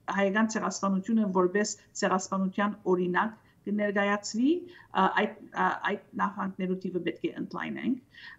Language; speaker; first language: Armenian; early bilingual, heritage; Armenian